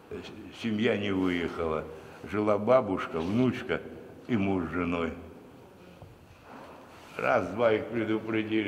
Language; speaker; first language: Russian; native; Russian